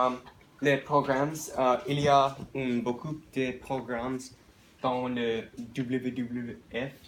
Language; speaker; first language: French; non-native, learner; English